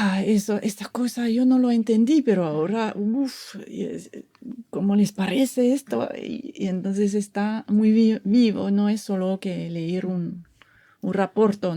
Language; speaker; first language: Spanish; non-native, fluent; French